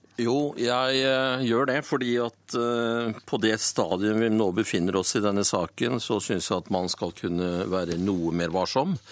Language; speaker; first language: Norwegian; native; Norwegian